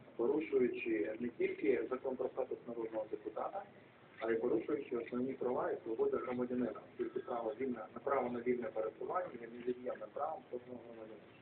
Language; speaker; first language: Ukrainian; native; Ukrainian